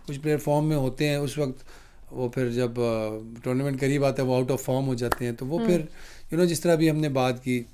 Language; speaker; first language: Urdu; native; Urdu